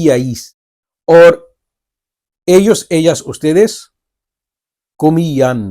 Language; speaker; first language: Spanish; non-native, fluent; Urdu